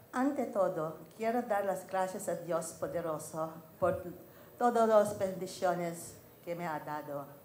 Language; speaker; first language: Spanish; non-native, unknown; Filipino